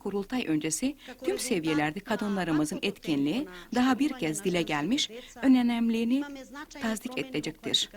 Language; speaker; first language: Turkish; native; Turkish